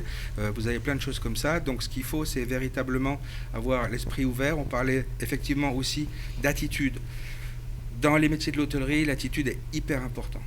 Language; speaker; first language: French; native; French